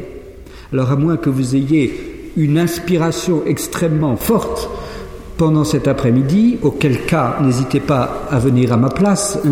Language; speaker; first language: French; native; French